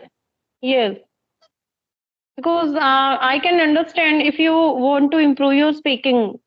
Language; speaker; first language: English; non-native, local second language; Hindi